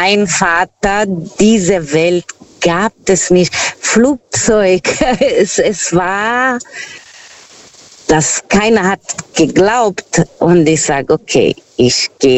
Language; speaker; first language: German; non-native, fluent; Portuguese